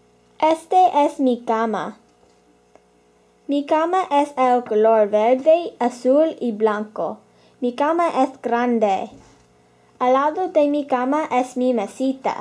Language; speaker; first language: Spanish; non-native, learner; English